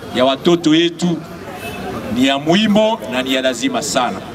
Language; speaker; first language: Swahili; native; Swahili